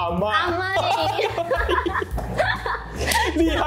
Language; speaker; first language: Chinese; non-native, learner; Japanese